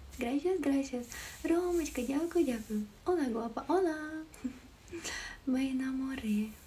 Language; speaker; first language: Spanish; non-native, learner; Ukrainian